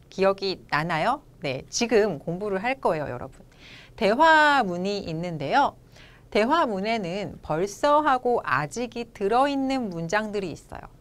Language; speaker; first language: Korean; native; Korean